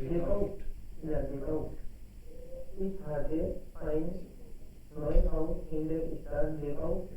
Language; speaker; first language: German; non-native, learner; Hindi